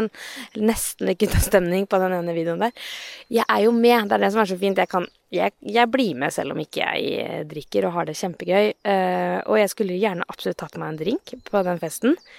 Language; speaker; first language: Norwegian; native; Norwegian